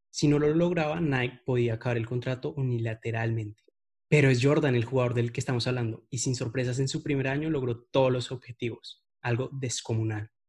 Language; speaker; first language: Spanish; native; Spanish